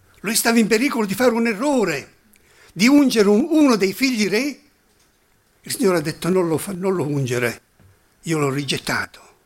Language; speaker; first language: Italian; non-native, fluent; German